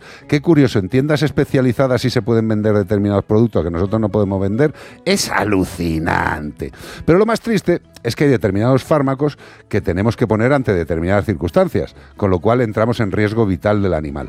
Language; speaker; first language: Spanish; native; Spanish